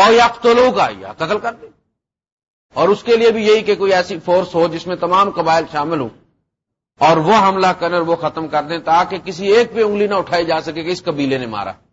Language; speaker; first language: Urdu; non-native, local second language; Punjabi